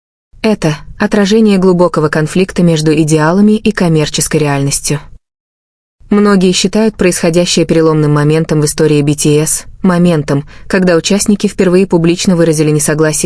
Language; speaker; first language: Russian; native; Russian